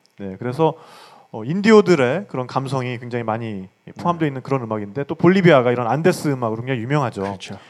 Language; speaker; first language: Korean; native; Korean